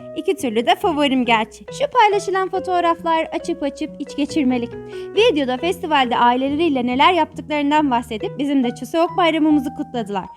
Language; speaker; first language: Turkish; native; Turkish